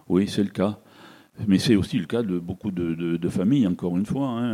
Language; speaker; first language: French; native; French